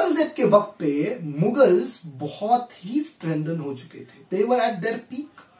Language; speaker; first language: Hindi; non-native, local second language; Marathi